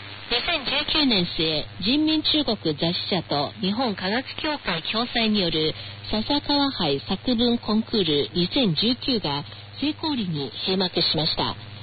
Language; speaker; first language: Japanese; non-native, fluent; Chinese